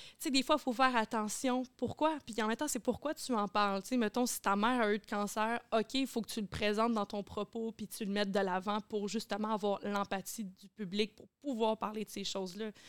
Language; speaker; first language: French; native; French